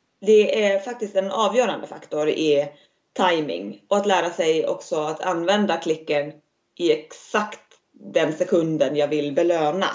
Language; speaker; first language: Swedish; native; Swedish